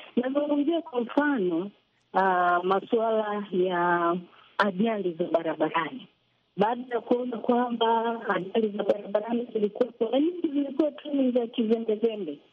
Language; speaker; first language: Swahili; native; Swahili